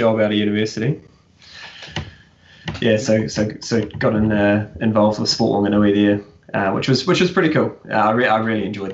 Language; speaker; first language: English; native; English